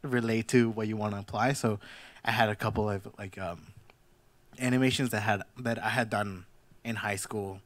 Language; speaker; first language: English; early bilingual, other home language; Spanish